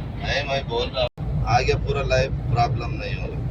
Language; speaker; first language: Hindi; non-native, local second language; Telugu